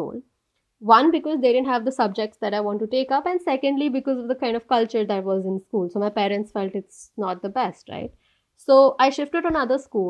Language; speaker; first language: English; non-native, local second language; Hindi